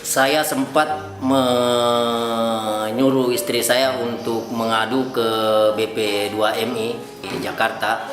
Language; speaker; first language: Indonesian; non-native, local second language; Buginese